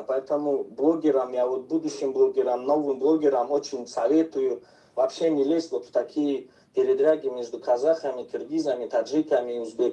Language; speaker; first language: Russian; non-native, local second language; Tajik